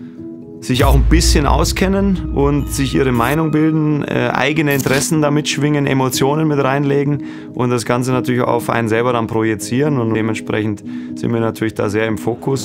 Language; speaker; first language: German; native; German